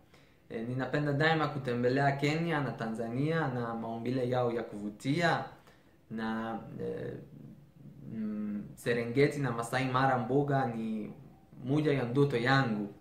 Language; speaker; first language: Swahili; non-native, learner; Persian